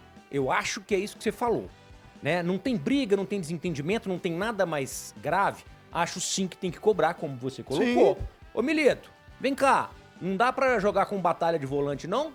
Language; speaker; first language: Portuguese; native; Portuguese